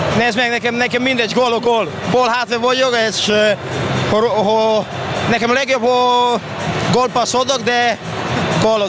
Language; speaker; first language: Hungarian; non-native, learner; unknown